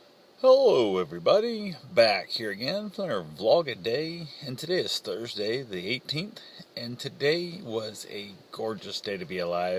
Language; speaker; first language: English; native; English